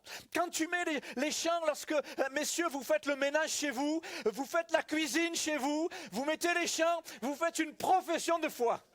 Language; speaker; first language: French; native; French